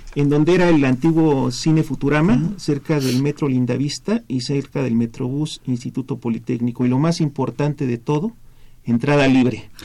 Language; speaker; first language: Spanish; native; Spanish